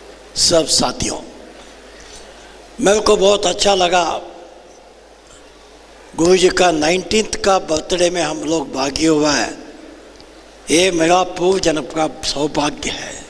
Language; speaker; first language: Hindi; non-native, local second language; Kannada